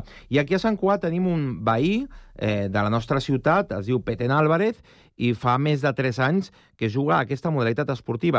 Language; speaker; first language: Catalan; native; Catalan